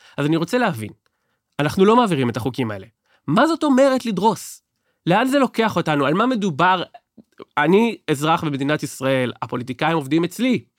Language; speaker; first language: Hebrew; native; Hebrew